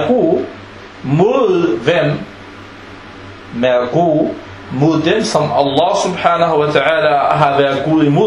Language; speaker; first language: Danish; non-native, fluent; Arabic